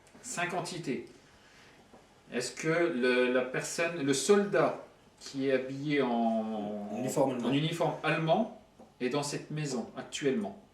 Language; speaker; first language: French; native; French